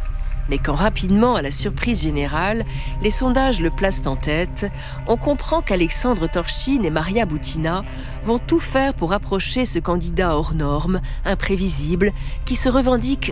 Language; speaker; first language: French; native; French